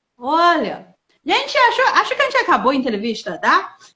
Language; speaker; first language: Portuguese; non-native, fluent; Chinese